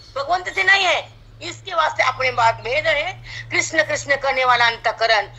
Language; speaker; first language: Hindi; non-native, local second language; Marathi